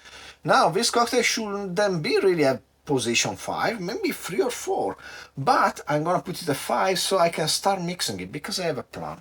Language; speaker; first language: English; non-native, fluent; Italian